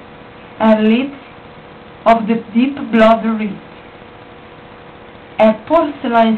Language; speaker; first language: English; non-native, learner; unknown